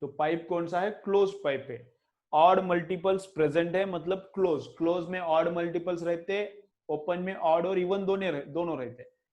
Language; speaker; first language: Hindi; non-native, local second language; Marathi